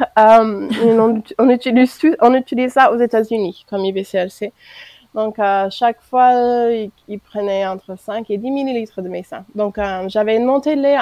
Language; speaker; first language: French; non-native, fluent; English